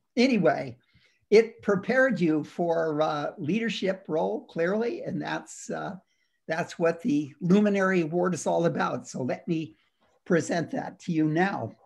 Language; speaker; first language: English; native; English